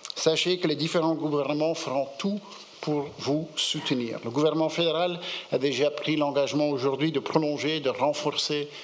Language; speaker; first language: French; non-native, local second language; Dutch